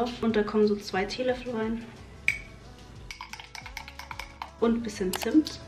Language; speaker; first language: German; native; German